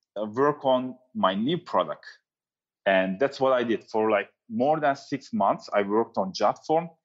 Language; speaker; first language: English; non-native, fluent; Turkish